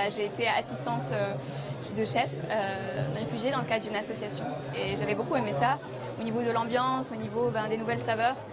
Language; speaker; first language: French; non-native, local second language; Arabic